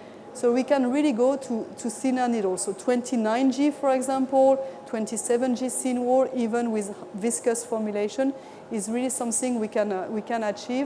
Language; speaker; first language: English; non-native, fluent; French